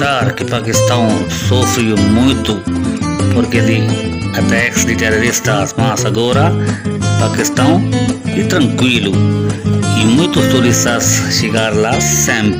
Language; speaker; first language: Portuguese; non-native, learner; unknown